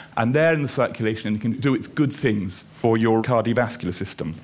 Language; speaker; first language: English; native; English